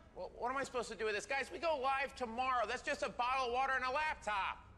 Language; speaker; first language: English; native; English